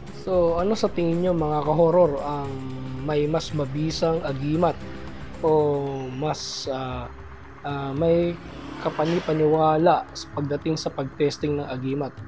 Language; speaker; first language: Filipino; native; Filipino